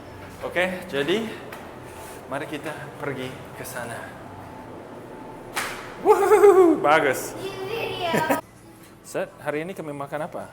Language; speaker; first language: Indonesian; non-native, fluent; English